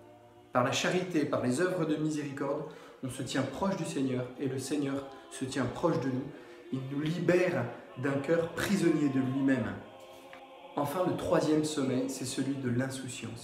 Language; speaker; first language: French; native; French